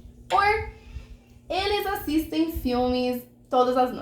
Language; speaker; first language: Portuguese; non-native, fluent; English